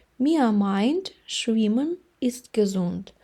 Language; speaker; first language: German; non-native, fluent; Ukrainian